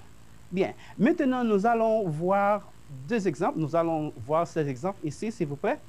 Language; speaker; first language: French; non-native, fluent; Spanish